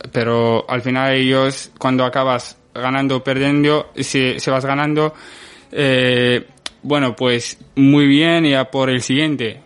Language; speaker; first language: Spanish; non-native, fluent; Arabic